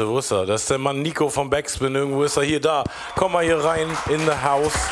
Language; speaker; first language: German; native; German